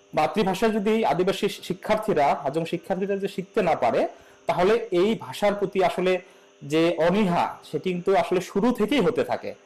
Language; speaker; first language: Bangla; non-native, local second language; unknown